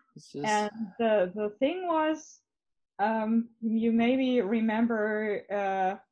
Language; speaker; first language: English; non-native, fluent; German